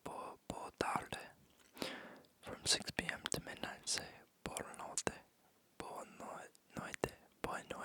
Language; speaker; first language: Portuguese; non-native, learner; English